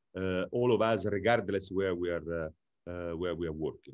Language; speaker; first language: English; non-native, fluent; Italian